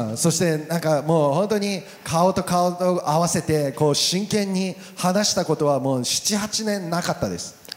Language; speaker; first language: Japanese; native; Japanese